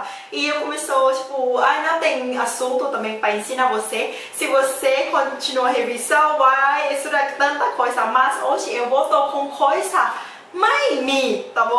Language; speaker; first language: Portuguese; non-native, learner; Thai